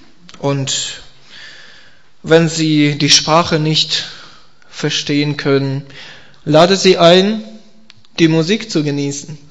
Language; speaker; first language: German; non-native, learner; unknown